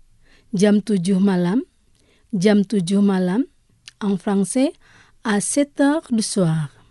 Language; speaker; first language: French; non-native, fluent; Indonesian